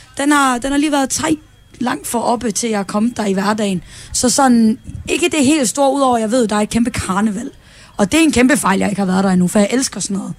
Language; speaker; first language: Danish; native; Danish